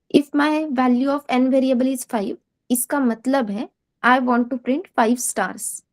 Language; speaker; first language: Hindi; non-native, local second language; Marathi